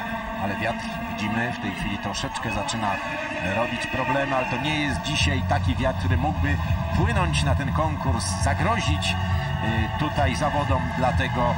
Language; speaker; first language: Polish; native; Polish